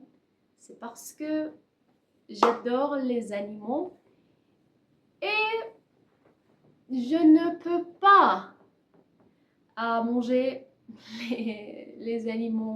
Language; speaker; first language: French; non-native, learner; Persian